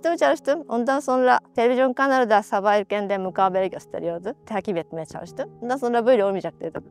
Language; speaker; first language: Turkish; non-native, fluent; Japanese